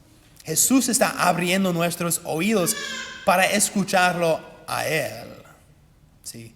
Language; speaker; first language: Spanish; non-native, fluent; English